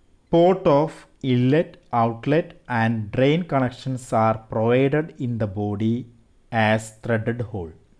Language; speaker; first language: English; non-native, local second language; Malayalam